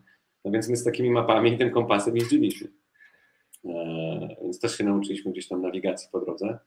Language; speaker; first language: Polish; native; Polish